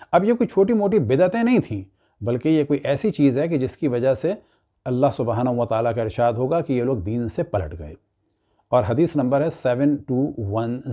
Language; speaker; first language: Urdu; native; Urdu